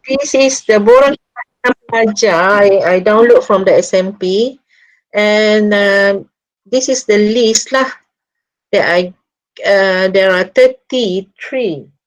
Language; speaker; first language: English; non-native, local second language; Malay